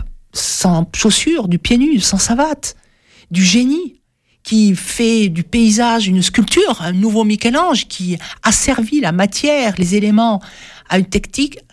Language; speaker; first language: French; native; French